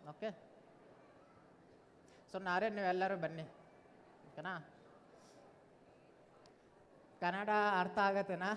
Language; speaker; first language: Kannada; non-native, learner; Bangla